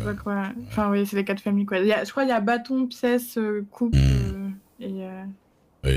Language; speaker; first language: French; native; French